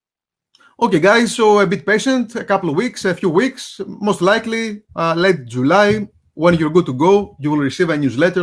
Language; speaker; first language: English; non-native, fluent; Greek